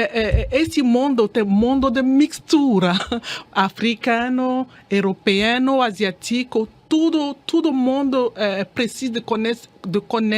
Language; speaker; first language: Portuguese; non-native, learner; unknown